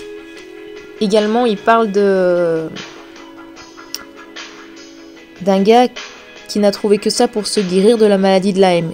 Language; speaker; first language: French; native; French